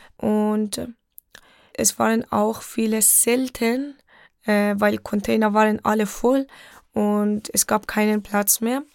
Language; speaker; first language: German; non-native, fluent; Persian